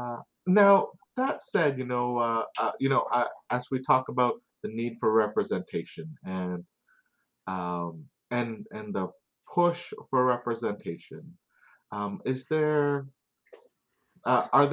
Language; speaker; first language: English; native; English